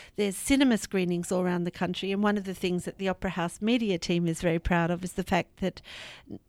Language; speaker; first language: English; native; English